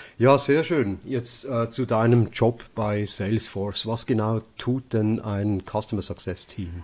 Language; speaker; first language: German; native; German